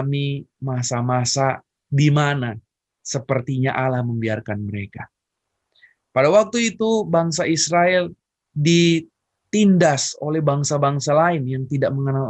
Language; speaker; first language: Indonesian; native; Indonesian